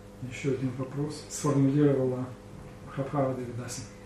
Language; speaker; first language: Russian; native; Russian